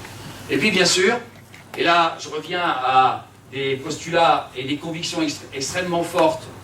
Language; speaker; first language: French; native; French